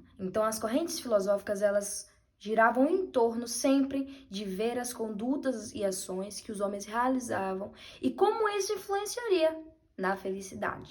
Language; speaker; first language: Portuguese; native; Portuguese